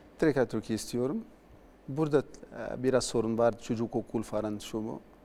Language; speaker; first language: Turkish; non-native, learner; Portuguese